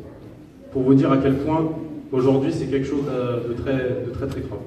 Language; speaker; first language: French; native; French